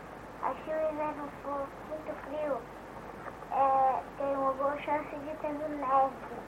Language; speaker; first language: Portuguese; early bilingual, heritage; Portuguese